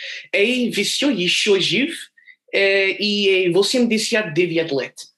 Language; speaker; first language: Russian; non-native, learner; English